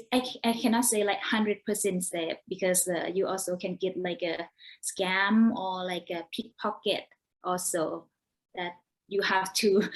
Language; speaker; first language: English; non-native, learner; Thai